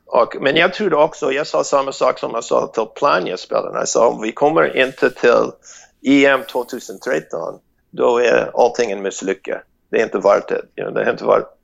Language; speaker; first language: Swedish; non-native, fluent; English